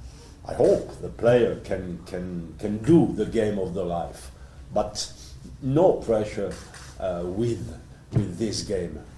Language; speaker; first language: English; non-native, learner; French